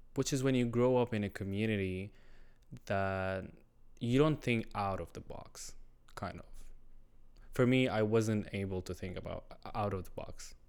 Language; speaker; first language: English; non-native, learner; Arabic